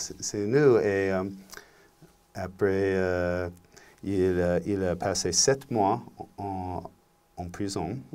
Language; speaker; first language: French; non-native, learner; English